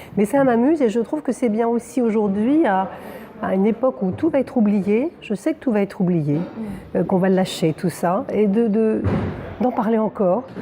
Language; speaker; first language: French; native; French